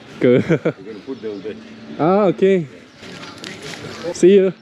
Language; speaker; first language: English; non-native, learner; Korean